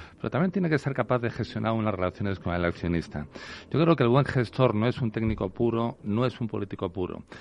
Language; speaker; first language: Spanish; native; Spanish